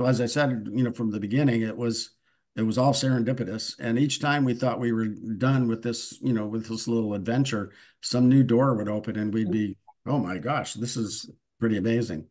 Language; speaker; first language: English; native; English